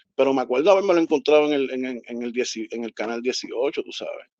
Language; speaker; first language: Spanish; native; Spanish